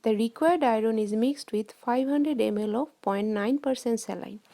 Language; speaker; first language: English; non-native, local second language; Bangla